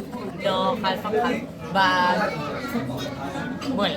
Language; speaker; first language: English; non-native, learner; Spanish